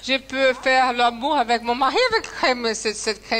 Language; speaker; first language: French; non-native, learner; Portuguese